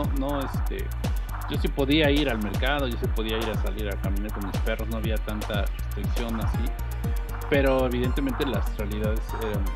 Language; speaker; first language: Spanish; native; Spanish